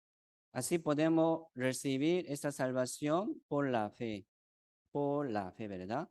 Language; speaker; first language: Spanish; non-native, fluent; Korean